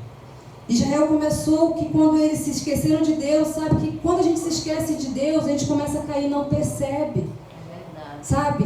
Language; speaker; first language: Portuguese; native; Portuguese